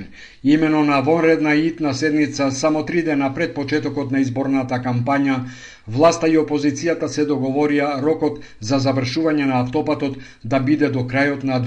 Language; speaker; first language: Macedonian; native; Macedonian